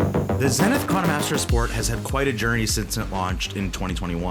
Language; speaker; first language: English; native; English